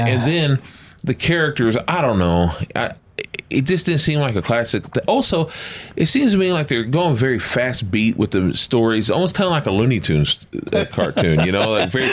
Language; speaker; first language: English; native; English